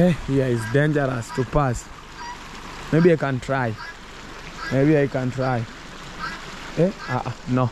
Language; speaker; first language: English; non-native, learner; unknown